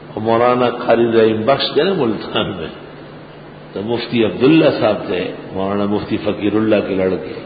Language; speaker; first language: Urdu; non-native, local second language; Pashto